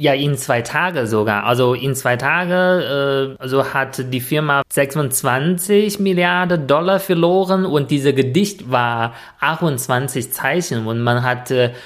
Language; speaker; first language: German; non-native, fluent; Chinese